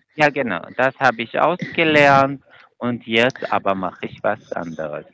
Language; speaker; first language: German; non-native, fluent; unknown